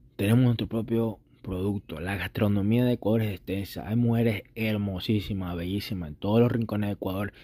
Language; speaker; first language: Spanish; native; Spanish